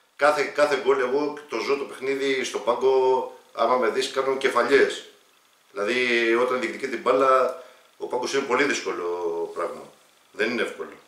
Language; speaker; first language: Greek; native; Greek